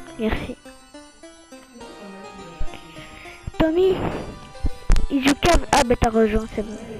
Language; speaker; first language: French; native; French